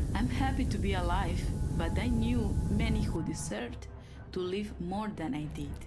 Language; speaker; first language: English; non-native, fluent; Spanish